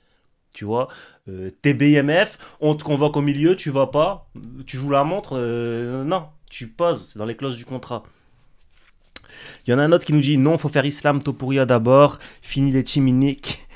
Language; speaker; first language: French; native; French